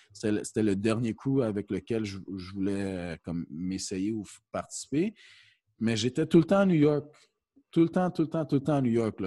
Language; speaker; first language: French; early bilingual, heritage; French